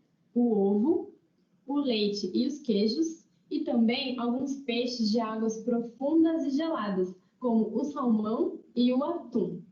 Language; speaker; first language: Portuguese; native; Portuguese